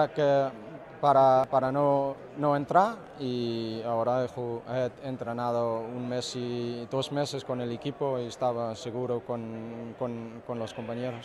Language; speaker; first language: Spanish; non-native, fluent; Danish